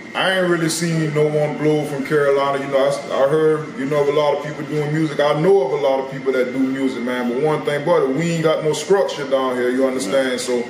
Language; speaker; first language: English; native; English